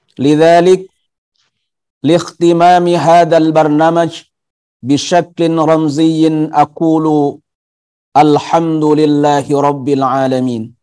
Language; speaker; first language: Arabic; non-native, fluent; Indonesian